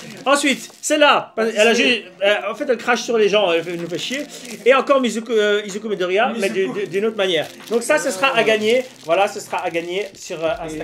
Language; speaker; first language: French; native; French